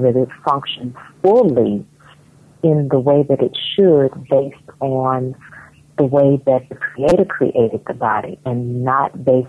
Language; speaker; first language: English; native; English